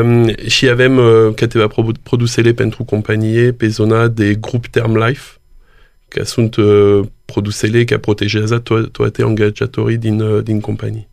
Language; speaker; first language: Romanian; non-native, learner; French